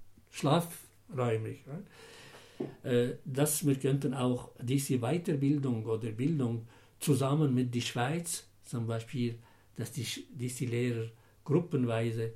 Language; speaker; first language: German; non-native, fluent; Arabic